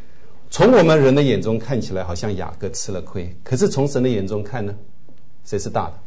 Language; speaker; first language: Chinese; native; Chinese